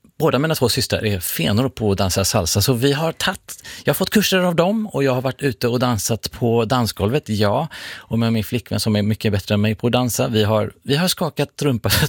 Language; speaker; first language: Swedish; native; Swedish